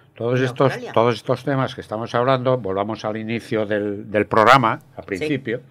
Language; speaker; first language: Spanish; native; Spanish